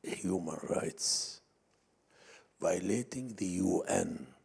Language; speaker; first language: English; non-native, fluent; Arabic